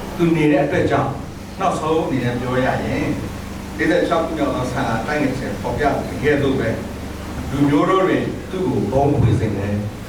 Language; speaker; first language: Burmese; non-native, local second language; S'gaw Karen